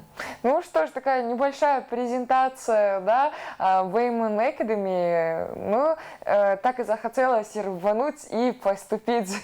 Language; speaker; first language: Russian; native; Russian